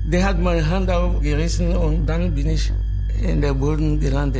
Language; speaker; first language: German; non-native, learner; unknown